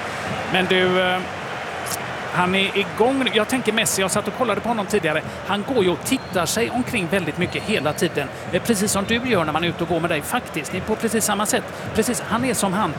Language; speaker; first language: Swedish; native; Swedish